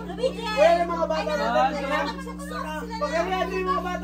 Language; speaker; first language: Filipino; native; Filipino